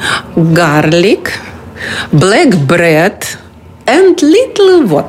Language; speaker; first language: English; non-native, fluent; Ukrainian